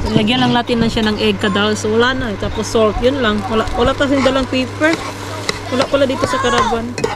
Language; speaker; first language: Filipino; non-native, local second language; Cebuano